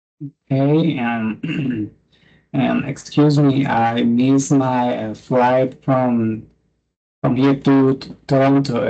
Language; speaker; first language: English; non-native, fluent; Spanish